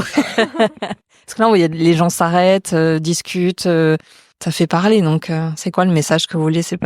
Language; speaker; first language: French; native; French